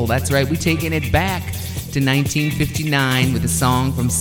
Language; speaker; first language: English; native; English